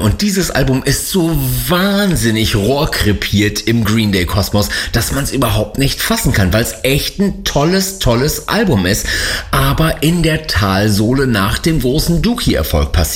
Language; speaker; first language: German; native; German